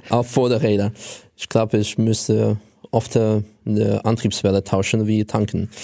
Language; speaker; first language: German; non-native, fluent; Russian